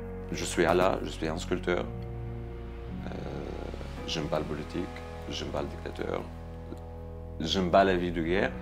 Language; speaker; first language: French; non-native, learner; Arabic